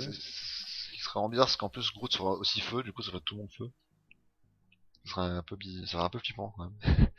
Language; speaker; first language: French; native; French